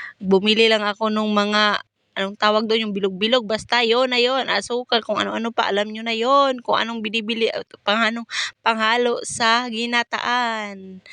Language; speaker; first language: Filipino; non-native, local second language; Cebuano